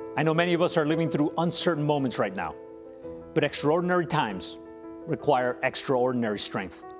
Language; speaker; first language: English; early bilingual, other home language; Spanish